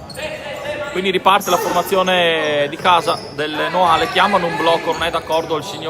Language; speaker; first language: Italian; native; Italian